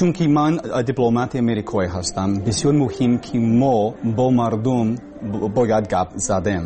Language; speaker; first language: Persian; non-native, learner; English